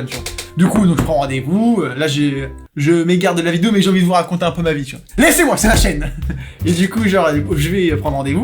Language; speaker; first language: French; native; French